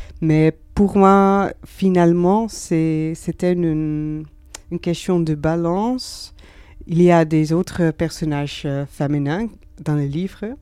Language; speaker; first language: French; non-native, learner; Dutch